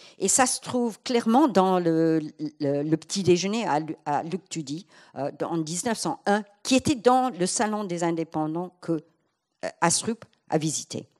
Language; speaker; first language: French; non-native, fluent; English